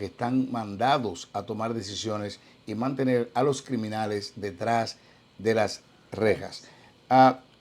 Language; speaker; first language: Spanish; native; Spanish